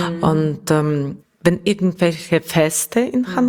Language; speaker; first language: German; non-native, learner; Russian